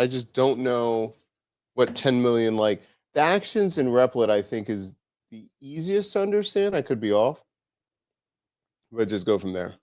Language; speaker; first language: English; native; English